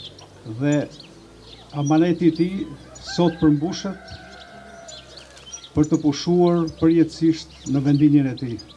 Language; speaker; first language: Albanian; native; Albanian